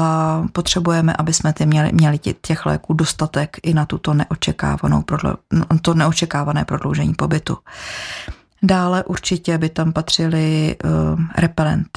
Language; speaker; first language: Czech; native; Czech